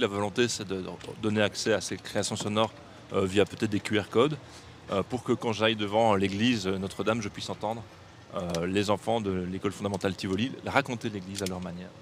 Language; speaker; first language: French; native; French